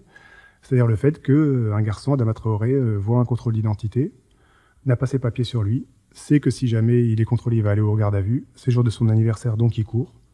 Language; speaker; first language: French; native; French